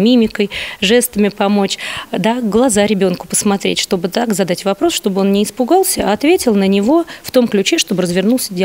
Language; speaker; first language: Russian; native; Russian